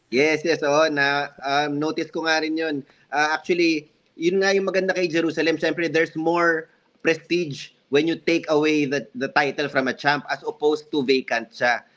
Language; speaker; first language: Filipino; native; Filipino